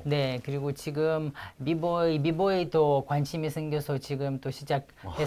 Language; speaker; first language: Korean; non-native, fluent; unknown